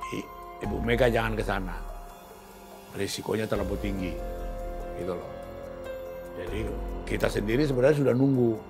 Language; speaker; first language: Indonesian; native; Indonesian